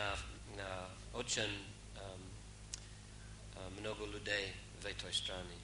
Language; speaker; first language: Russian; non-native, fluent; English